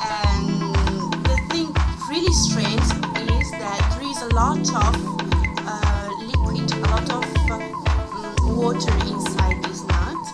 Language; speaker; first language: English; non-native, fluent; Italian